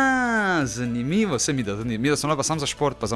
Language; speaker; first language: Slovenian; native; Slovenian